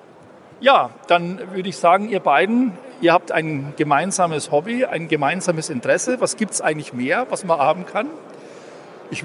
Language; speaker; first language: German; native; German